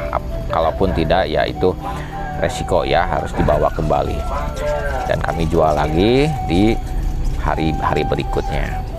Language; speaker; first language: Indonesian; non-native, local second language; Sundanese